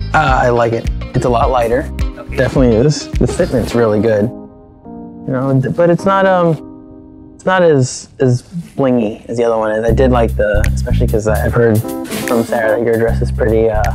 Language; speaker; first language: English; native; English